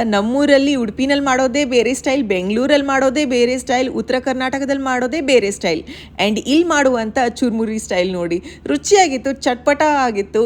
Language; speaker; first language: Kannada; native; Kannada